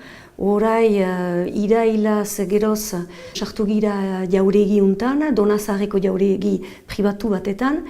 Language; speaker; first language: Basque; native; Basque